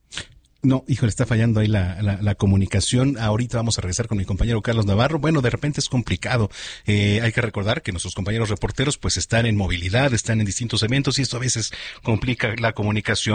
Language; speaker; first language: Spanish; native; Spanish